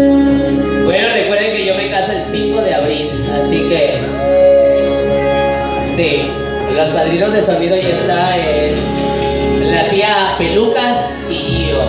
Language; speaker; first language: Spanish; native; Spanish